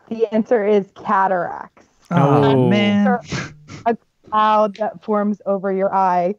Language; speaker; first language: English; native; English